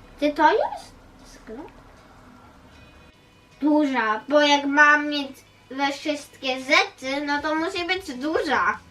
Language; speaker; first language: Polish; early bilingual, heritage; Polish